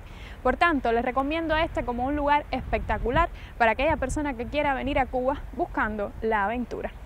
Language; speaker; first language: Spanish; native; Spanish